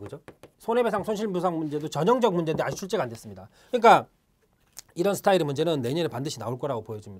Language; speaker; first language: Korean; native; Korean